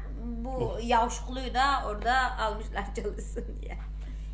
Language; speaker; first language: Turkish; native; Turkish